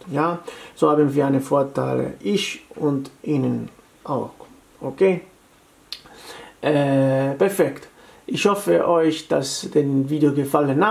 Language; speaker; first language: German; non-native, fluent; Italian